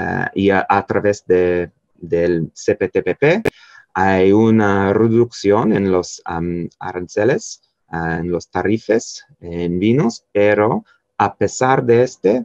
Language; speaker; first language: Spanish; non-native, fluent; English